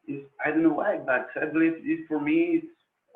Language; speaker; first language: English; non-native, learner; Spanish